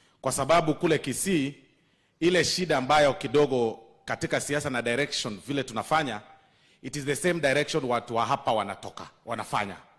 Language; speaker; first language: Swahili; non-native, local second language; Gusii